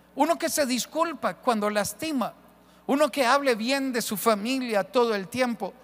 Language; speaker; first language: Spanish; native; Spanish